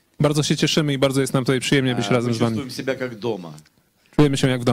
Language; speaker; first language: Polish; non-native, learner; Russian